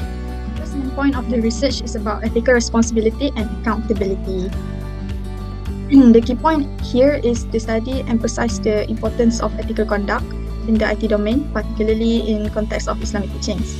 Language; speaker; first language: English; non-native, local second language; Malay